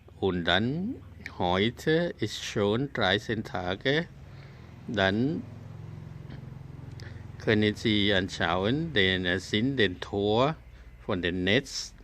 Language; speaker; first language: German; non-native, learner; Thai